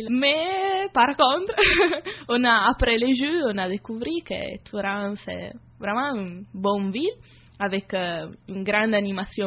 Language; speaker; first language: French; non-native, learner; Italian